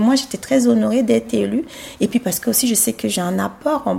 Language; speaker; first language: French; non-native, local second language; Sango